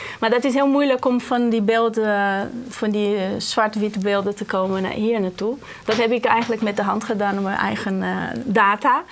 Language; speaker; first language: Dutch; non-native, fluent; Portuguese